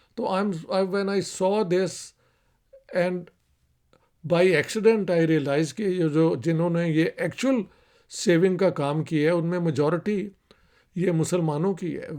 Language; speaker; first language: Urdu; non-native, local second language; Punjabi